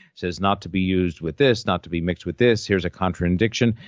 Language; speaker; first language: English; native; English